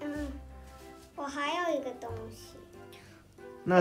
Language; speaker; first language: Chinese; early bilingual, heritage; Chinese